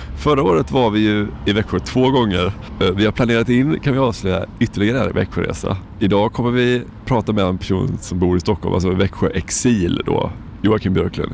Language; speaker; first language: Swedish; native; Swedish